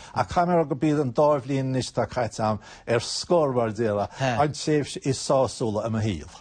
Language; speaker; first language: Irish; native; Irish